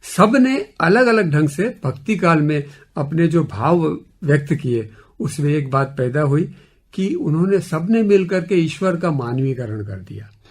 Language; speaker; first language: Hindi; non-native, local second language; Gujarati